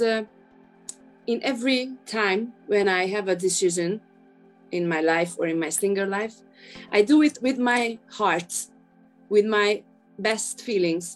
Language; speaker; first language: English; non-native, fluent; Hungarian